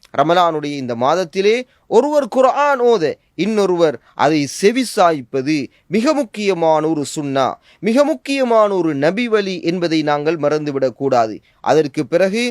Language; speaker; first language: Tamil; native; Tamil